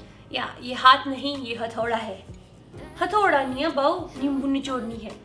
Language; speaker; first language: Hindi; native; Hindi